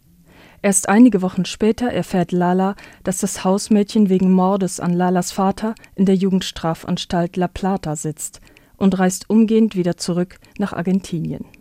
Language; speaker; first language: German; native; German